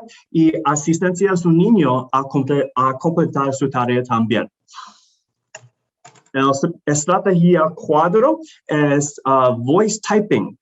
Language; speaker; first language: Spanish; non-native, learner; English